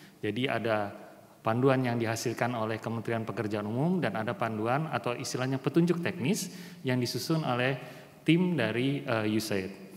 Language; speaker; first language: Indonesian; native; Indonesian